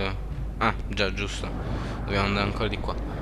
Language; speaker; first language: Italian; native; Italian